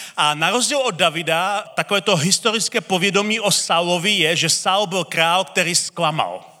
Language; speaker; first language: Czech; native; Czech